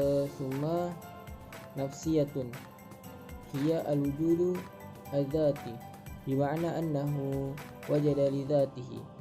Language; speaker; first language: Arabic; non-native, learner; Indonesian